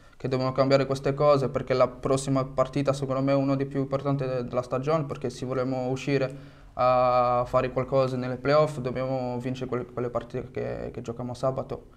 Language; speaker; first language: Italian; non-native, fluent; French